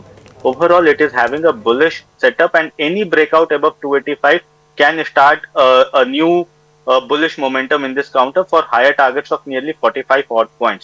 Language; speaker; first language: English; non-native, local second language; Hindi